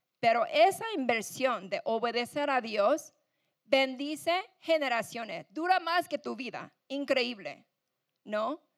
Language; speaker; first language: Spanish; non-native, fluent; English